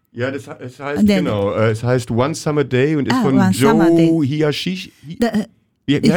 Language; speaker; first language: German; native; German